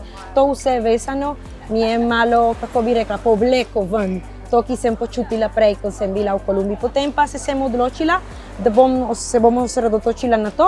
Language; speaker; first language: Slovenian; non-native, fluent; Spanish